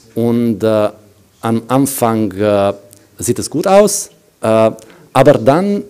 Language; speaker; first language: German; non-native, fluent; Italian